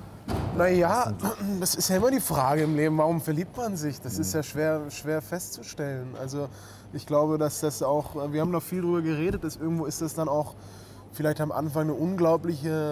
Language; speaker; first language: German; native; German